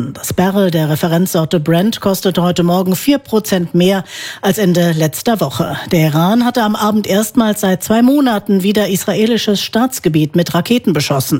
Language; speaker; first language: German; native; German